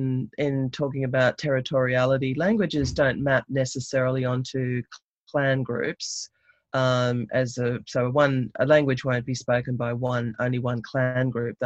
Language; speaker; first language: English; native; English